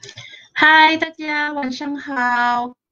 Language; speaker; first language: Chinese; non-native, local second language; Malay